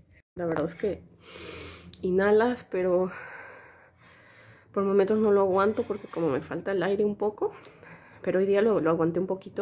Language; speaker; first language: Spanish; native; Spanish